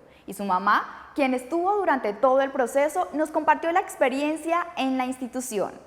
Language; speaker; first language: Spanish; native; Spanish